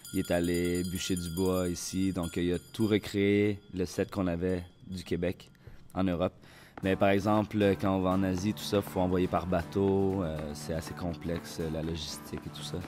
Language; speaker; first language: French; native; French